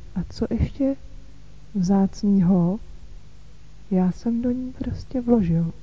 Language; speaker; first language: Czech; native; Czech